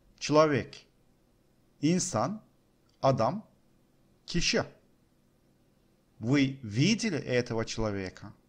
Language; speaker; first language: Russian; non-native, learner; Turkish